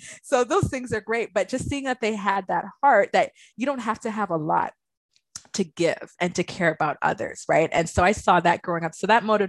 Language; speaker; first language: English; native; English